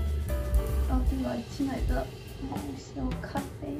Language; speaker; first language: Chinese; non-native, learner; Russian